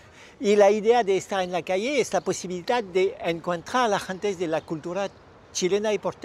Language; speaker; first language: Spanish; non-native, fluent; French